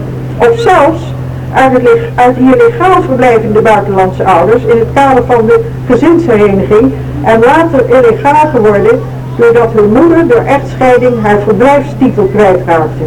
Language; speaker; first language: Dutch; native; Dutch